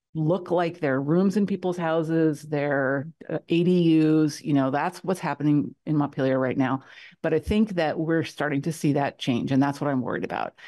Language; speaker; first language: English; native; English